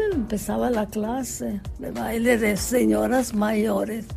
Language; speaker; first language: Spanish; early bilingual, heritage; Spanish